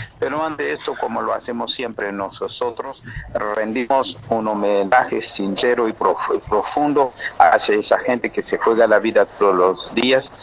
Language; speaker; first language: Spanish; non-native, fluent; Haitian Creole